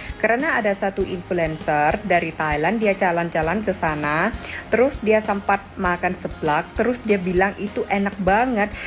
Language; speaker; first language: Indonesian; non-native, learner; Thai